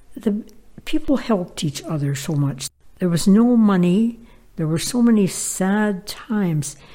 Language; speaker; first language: English; native; English